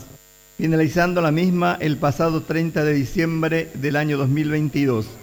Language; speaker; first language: Spanish; native; Spanish